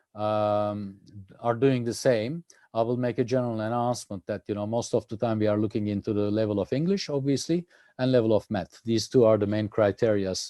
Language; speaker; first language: English; non-native, fluent; Turkish